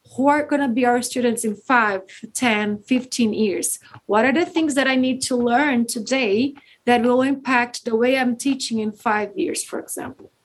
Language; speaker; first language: English; non-native, fluent; Portuguese